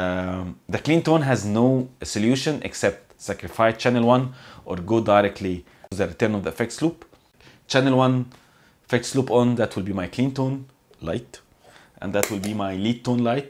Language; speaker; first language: English; non-native, fluent; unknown